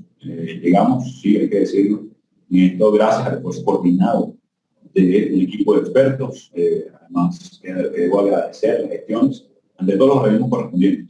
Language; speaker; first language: Spanish; native; Spanish